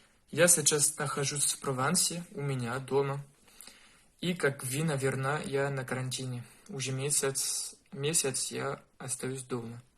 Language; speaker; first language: Russian; non-native, learner; French